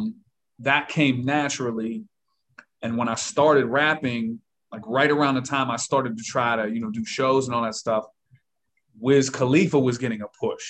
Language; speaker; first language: English; native; English